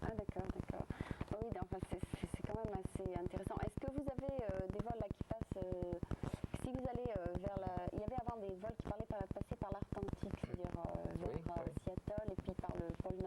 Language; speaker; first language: French; native; French